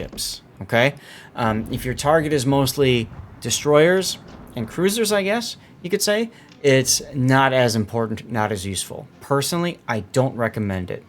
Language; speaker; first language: English; native; English